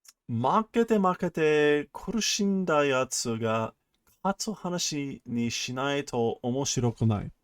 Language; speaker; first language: Japanese; non-native, learner; English